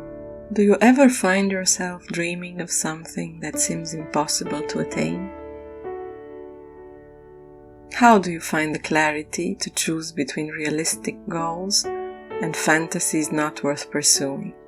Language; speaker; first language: English; non-native, fluent; French